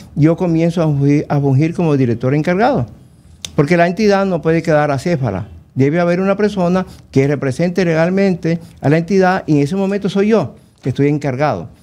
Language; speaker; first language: Spanish; native; Spanish